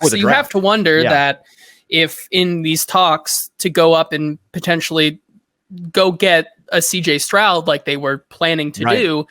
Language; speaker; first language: English; native; English